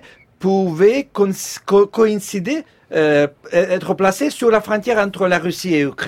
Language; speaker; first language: French; non-native, fluent; Russian